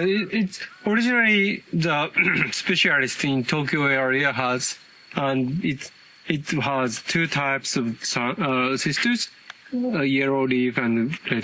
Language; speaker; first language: English; non-native, learner; Japanese